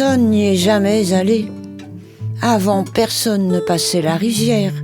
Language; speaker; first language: French; native; French